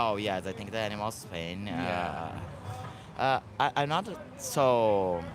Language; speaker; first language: English; non-native, learner; Portuguese